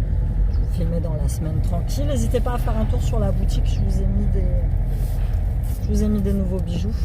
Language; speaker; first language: French; native; French